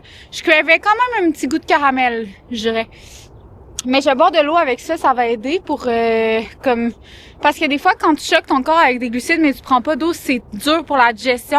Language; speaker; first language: French; native; French